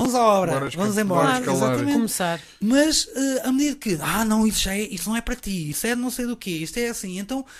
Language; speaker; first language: Portuguese; native; Portuguese